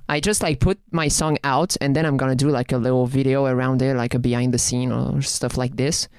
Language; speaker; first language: English; non-native, fluent; French